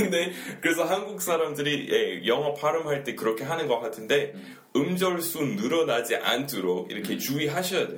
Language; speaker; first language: Korean; non-native, fluent; English